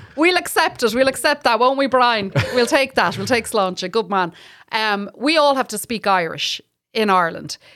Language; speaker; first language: English; native; English